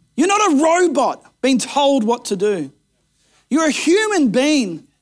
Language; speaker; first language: English; native; English